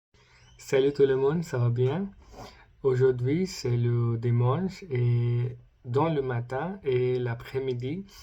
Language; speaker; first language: French; non-native, learner; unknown